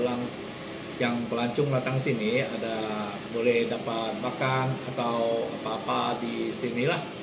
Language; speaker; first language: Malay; non-native, local second language; Hakka Chinese